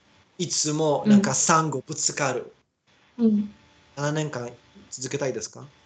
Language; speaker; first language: Japanese; non-native, learner; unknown